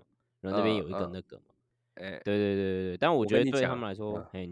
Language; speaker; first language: Chinese; native; Chinese